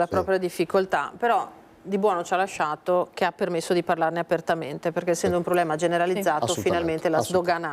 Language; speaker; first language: Italian; native; Italian